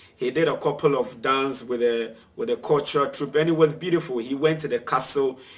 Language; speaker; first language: English; non-native, local second language; Akan